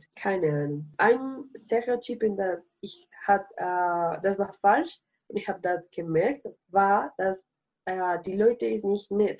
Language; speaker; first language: German; non-native, learner; Spanish